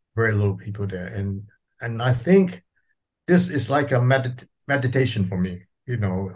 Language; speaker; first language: English; non-native, local second language; Cantonese